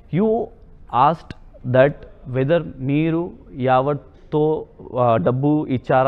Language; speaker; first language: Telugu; non-native, local second language; Hindi